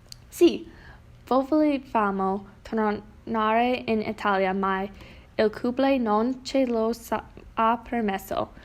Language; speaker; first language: Italian; non-native, learner; English